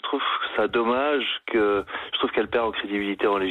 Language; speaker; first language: French; native; French